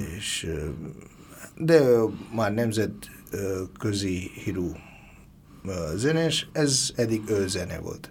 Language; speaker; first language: Hungarian; non-native, learner; Bangla